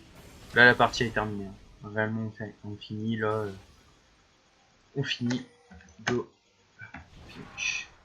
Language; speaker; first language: French; native; French